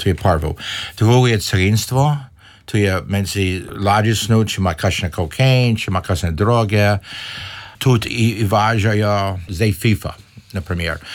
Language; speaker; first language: Slovenian; early bilingual, heritage; Slovenian